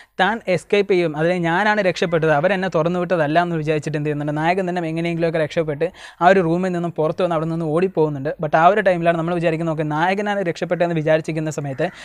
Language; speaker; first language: Malayalam; native; Malayalam